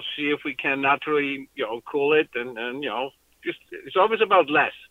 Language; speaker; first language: English; non-native, fluent; Icelandic